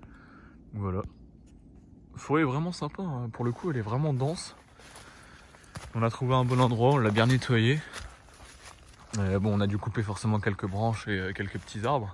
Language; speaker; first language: French; native; French